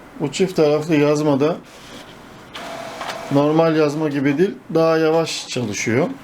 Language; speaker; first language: Turkish; native; Turkish